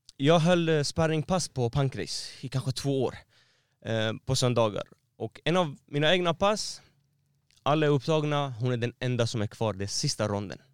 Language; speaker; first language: Swedish; non-native, fluent; Persian